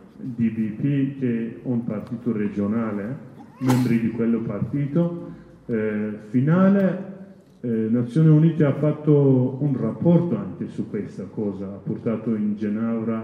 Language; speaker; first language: Italian; non-native, learner; Kurdish